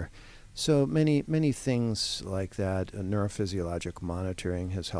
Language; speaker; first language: English; native; English